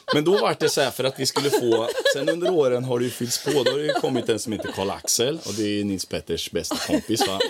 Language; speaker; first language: Swedish; non-native, fluent; Croatian